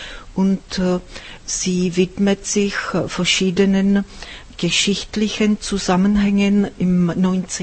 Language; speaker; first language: German; non-native, fluent; Czech